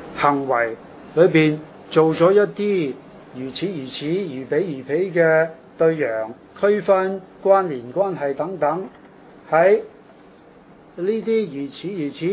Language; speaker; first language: Chinese; non-native, local second language; Cantonese